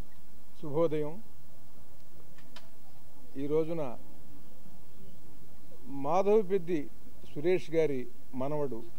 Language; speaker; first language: Telugu; native; Telugu